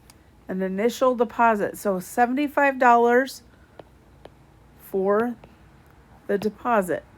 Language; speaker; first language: English; native; English